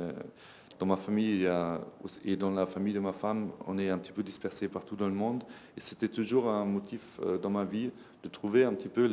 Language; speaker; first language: French; non-native, fluent; German